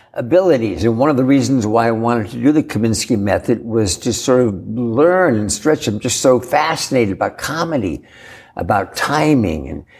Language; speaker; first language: English; native; English